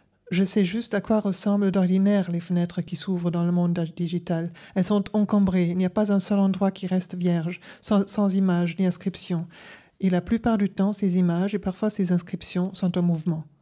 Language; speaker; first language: French; non-native, fluent; German